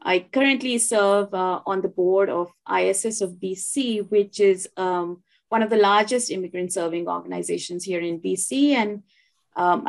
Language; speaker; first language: English; non-native, local second language; Hindi